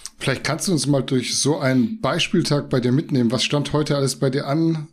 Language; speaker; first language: German; native; German